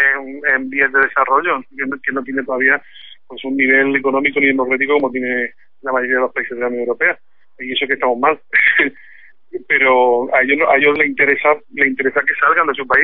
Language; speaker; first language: Spanish; native; Spanish